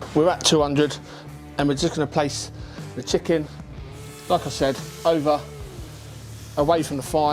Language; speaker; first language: English; native; English